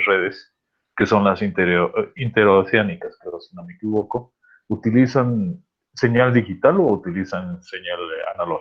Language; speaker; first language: Spanish; native; Spanish